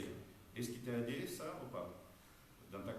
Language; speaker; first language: French; non-native, fluent; Romanian